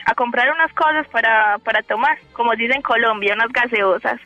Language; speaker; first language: Spanish; native; Spanish